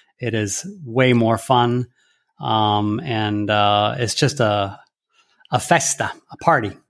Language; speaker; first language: English; early bilingual, heritage; English